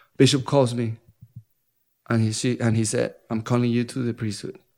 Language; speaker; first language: English; non-native, fluent; Spanish